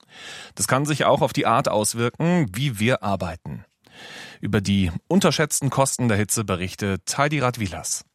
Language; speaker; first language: German; native; German